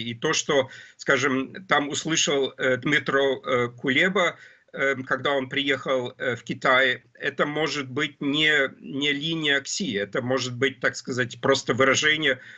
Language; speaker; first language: Russian; non-native, fluent; German